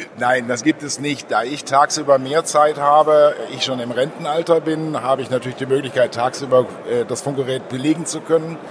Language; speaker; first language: German; native; German